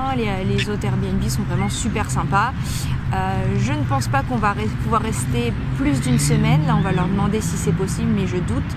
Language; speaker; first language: French; native; French